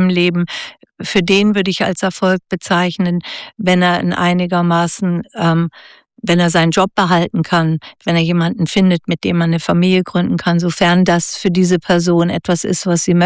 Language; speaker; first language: German; native; German